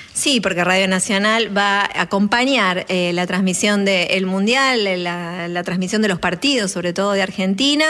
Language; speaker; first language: Spanish; native; Spanish